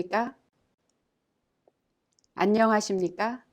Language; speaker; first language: Korean; non-native, fluent; English